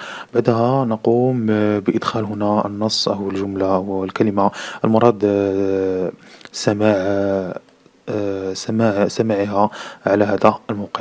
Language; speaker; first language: Arabic; native; Arabic